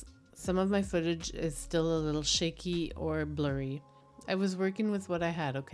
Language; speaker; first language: English; native; English